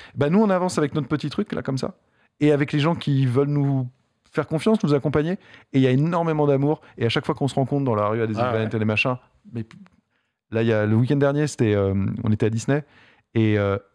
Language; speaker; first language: French; native; French